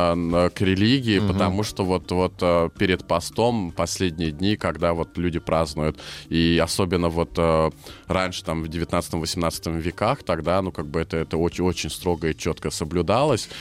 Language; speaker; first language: Russian; non-native, fluent; Hungarian